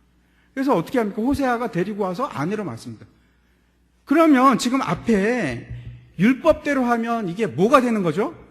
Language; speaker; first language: Korean; native; Korean